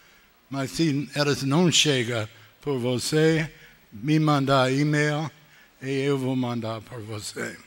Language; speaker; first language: Portuguese; non-native, learner; English